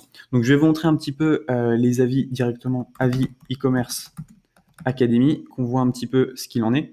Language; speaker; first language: French; native; French